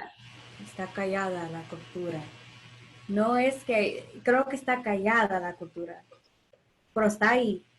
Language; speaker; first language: Spanish; early bilingual, heritage; English